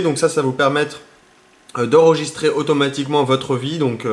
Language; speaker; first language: French; native; French